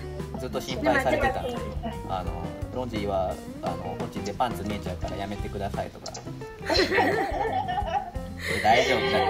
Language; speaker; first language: Japanese; native; Japanese